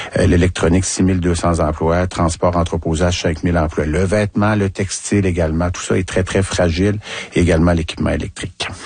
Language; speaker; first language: French; native; French